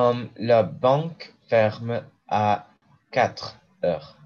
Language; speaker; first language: French; non-native, learner; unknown